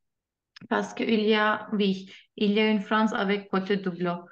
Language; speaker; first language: French; non-native, learner; Turkish